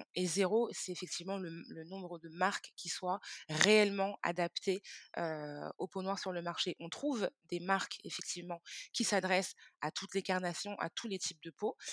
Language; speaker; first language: French; early bilingual, other home language; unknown